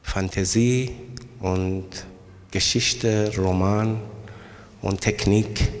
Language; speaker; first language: German; non-native, learner; Persian